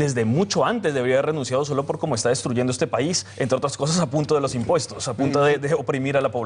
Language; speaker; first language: Spanish; native; Spanish